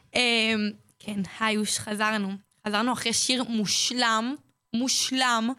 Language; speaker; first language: Hebrew; native; Hebrew